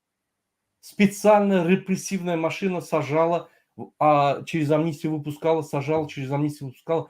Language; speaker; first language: Russian; non-native, fluent; Turkmen